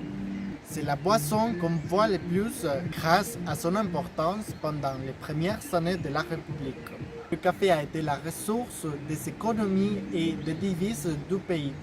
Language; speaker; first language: French; non-native, fluent; Spanish